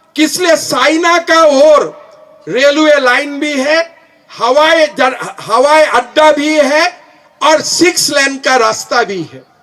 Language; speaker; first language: Hindi; non-native, local second language; Assamese